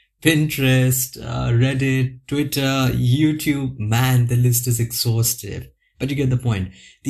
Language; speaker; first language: English; non-native, local second language; Hindi